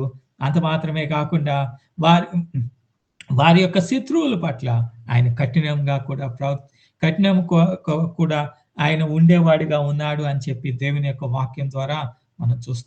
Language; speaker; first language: Telugu; native; Telugu